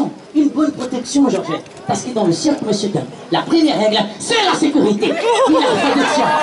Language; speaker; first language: French; non-native, fluent; Portuguese